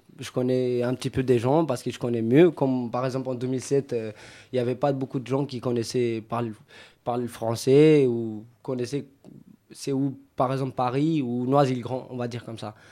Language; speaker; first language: French; non-native, fluent; Romany